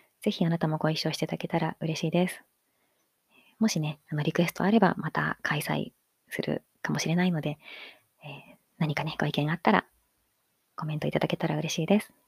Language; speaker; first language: Japanese; native; Japanese